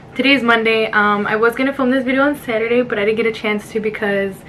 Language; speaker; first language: English; early bilingual, other home language; Spanish